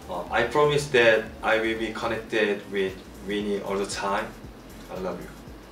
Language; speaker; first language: English; non-native, learner; Korean